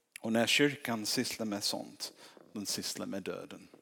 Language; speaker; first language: Swedish; non-native, fluent; English